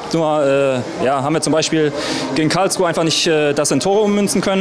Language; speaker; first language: German; native; German